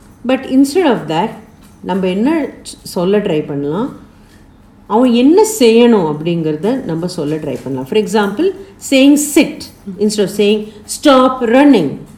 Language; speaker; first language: Tamil; native; Tamil